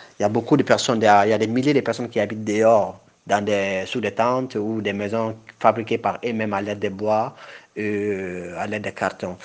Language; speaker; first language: French; non-native, local second language; Bambara